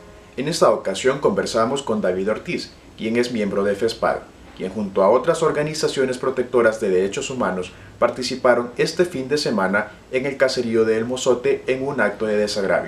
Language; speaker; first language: Spanish; native; Spanish